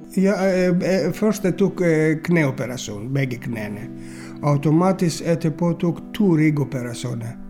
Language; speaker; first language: Norwegian; non-native, learner; Greek